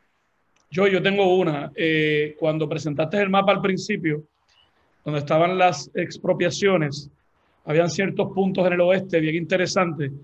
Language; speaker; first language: Spanish; native; Spanish